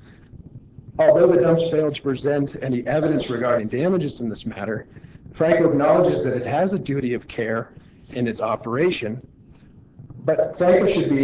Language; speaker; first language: English; native; English